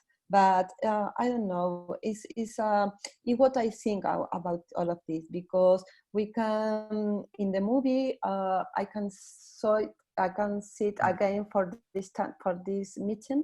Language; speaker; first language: English; non-native, learner; Spanish